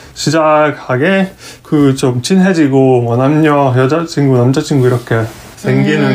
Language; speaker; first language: Korean; non-native, fluent; Hungarian